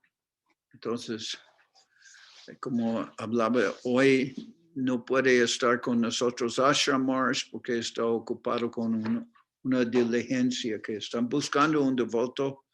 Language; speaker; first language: Spanish; non-native, fluent; English